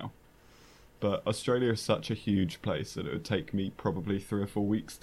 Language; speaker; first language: English; native; English